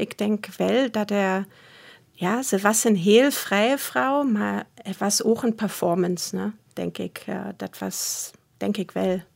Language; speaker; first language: Dutch; non-native, fluent; German